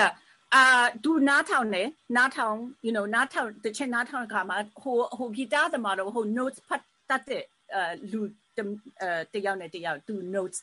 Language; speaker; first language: Burmese; early bilingual, heritage; Burmese